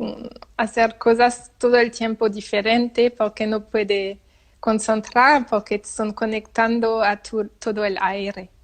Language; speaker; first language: Spanish; non-native, learner; French